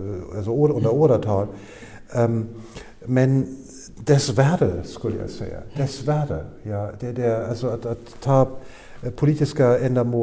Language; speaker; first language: Swedish; non-native, fluent; German